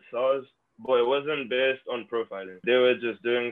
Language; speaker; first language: English; non-native, local second language; Yoruba